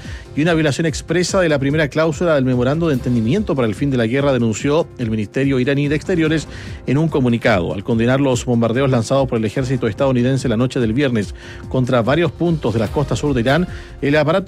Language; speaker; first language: Spanish; native; Spanish